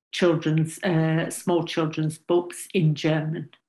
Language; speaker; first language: English; native; English